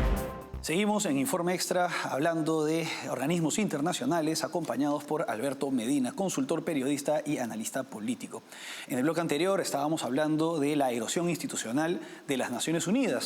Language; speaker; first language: Spanish; native; Spanish